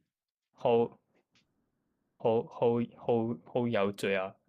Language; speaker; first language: Chinese; non-native, learner; Japanese